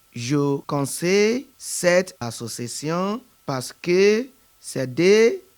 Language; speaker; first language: French; non-native, learner; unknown